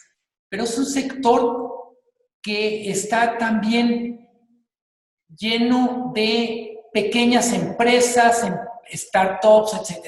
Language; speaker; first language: Spanish; native; Spanish